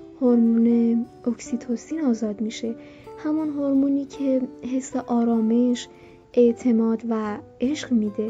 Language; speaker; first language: Persian; native; Persian